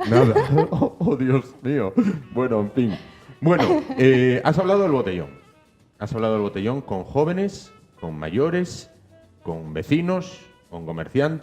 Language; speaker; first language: Spanish; native; Spanish